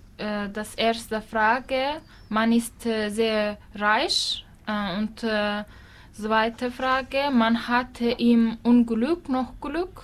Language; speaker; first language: German; non-native, learner; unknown